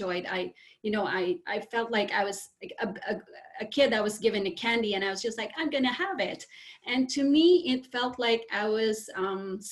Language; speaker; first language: English; non-native, local second language; Filipino